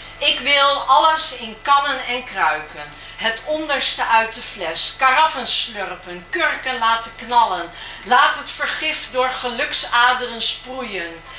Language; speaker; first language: Dutch; native; Dutch